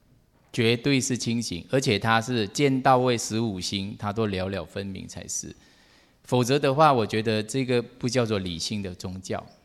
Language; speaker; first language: Chinese; native; Chinese